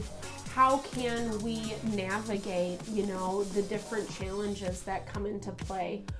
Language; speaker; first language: English; native; English